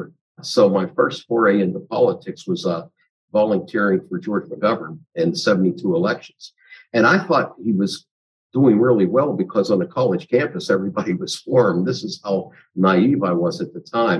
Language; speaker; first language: English; native; English